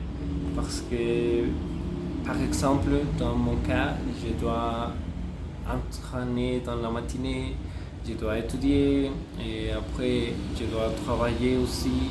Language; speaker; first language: French; non-native, fluent; Spanish